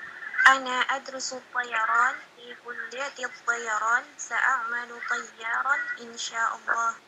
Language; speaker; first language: Arabic; non-native, learner; Indonesian